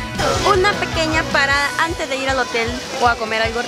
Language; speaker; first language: Spanish; native; Spanish